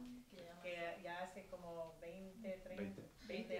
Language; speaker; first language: Spanish; early bilingual, heritage; Spanish